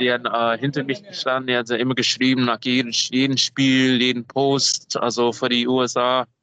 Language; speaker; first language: German; non-native, fluent; English